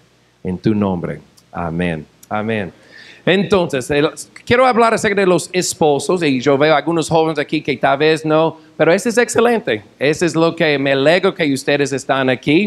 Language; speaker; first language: Spanish; non-native, fluent; English